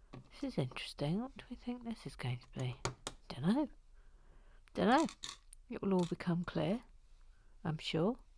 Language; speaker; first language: English; native; English